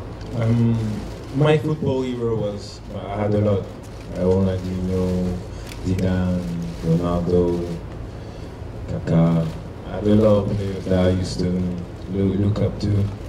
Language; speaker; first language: English; non-native, fluent; French